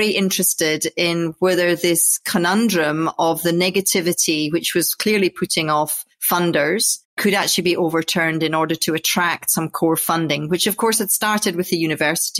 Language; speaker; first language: English; native; English